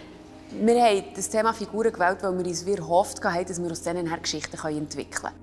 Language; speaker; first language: German; native; German